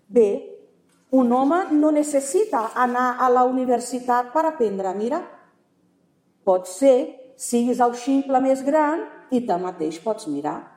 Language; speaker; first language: Catalan; non-native, fluent; Portuguese